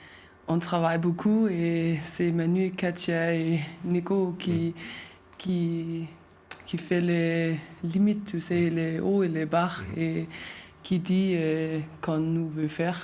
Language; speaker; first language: French; non-native, learner; Danish